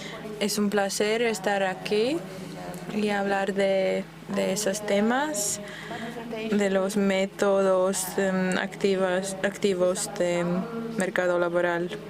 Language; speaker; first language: Spanish; non-native, fluent; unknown